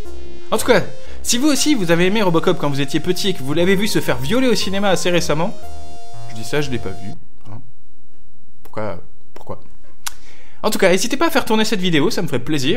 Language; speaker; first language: French; native; French